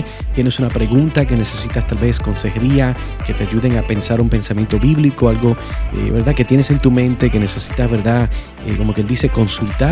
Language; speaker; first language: Spanish; native; Spanish